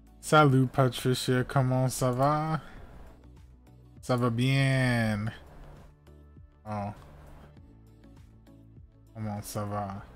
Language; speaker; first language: French; non-native, learner; English